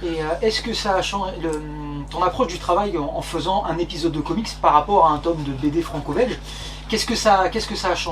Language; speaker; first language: French; native; French